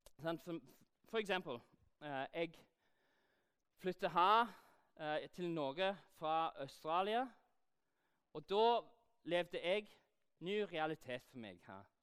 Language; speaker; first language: Norwegian; non-native, fluent; English